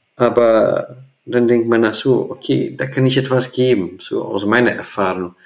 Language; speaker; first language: German; non-native, fluent; Portuguese